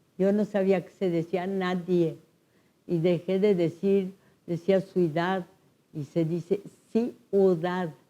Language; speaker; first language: Spanish; early bilingual, other home language; French